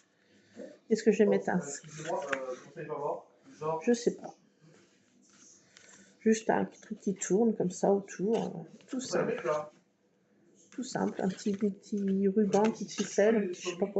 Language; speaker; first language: French; native; French